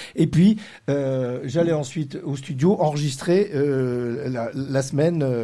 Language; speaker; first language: French; native; French